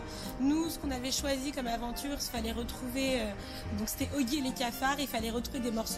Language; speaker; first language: French; native; French